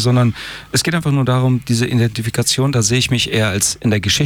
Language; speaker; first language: German; early bilingual, other home language; Persian